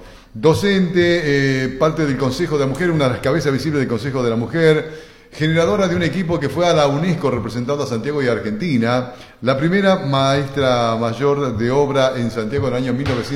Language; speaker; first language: Spanish; native; Spanish